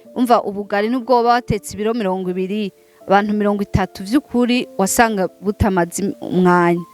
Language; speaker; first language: Rundi; non-native, local second language; Swahili